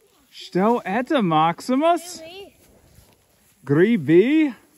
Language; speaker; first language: Russian; non-native, learner; English